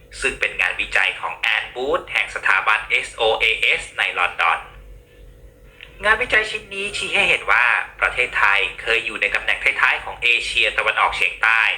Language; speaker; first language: Thai; native; Thai